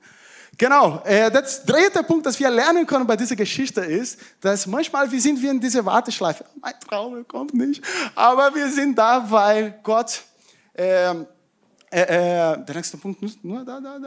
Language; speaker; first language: German; non-native, fluent; Portuguese